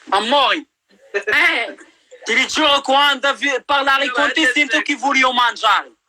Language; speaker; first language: Italian; non-native, learner; Arabic